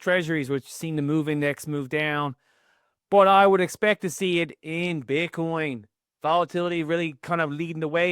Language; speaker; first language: English; native; English